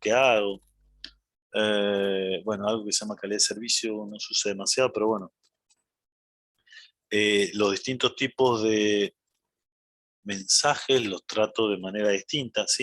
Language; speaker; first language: Spanish; native; Spanish